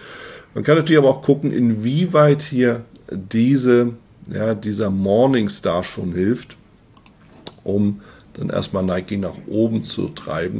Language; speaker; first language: German; native; German